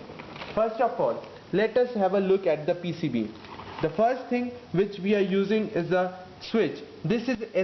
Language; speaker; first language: English; non-native, local second language; Bangla